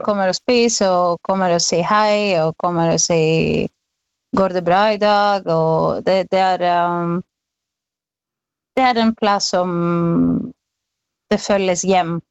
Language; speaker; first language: Norwegian; non-native, learner; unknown